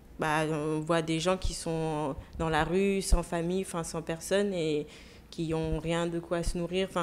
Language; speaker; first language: French; early bilingual, other home language; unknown